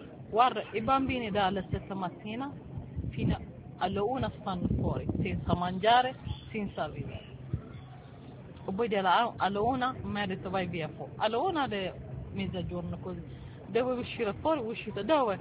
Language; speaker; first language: Italian; non-native, learner; Tigrinya